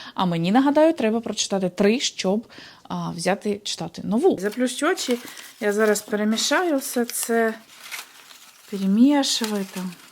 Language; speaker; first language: Ukrainian; native; Ukrainian